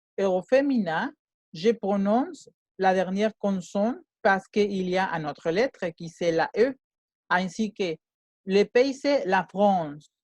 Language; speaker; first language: French; non-native, fluent; Spanish